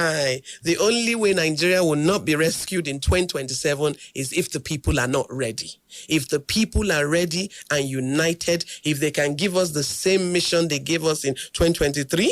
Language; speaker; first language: English; non-native, local second language; Yoruba